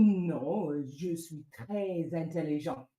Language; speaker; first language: French; non-native, learner; English